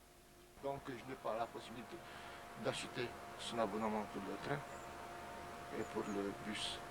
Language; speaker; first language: French; non-native, fluent; Romanian